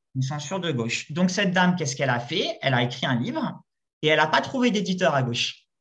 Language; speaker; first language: French; native; French